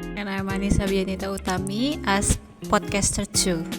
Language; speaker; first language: English; non-native, learner; Indonesian